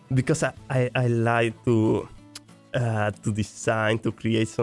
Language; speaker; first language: English; non-native, fluent; Spanish